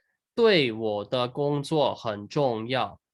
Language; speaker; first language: Chinese; non-native, fluent; English